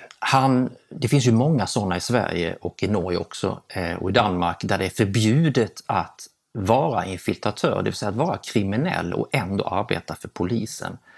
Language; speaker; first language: Swedish; native; Swedish